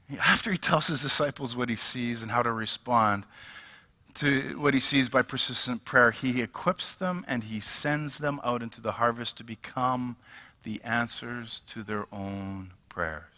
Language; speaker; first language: English; native; English